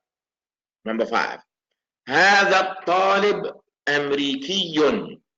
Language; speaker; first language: Arabic; non-native, fluent; English